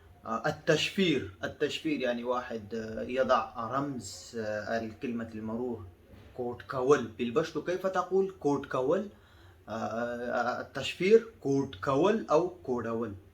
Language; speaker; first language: Arabic; non-native, fluent; Pashto